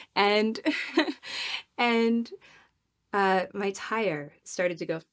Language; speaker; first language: English; native; English